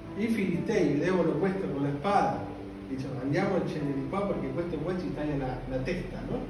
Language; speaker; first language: Italian; non-native, fluent; Spanish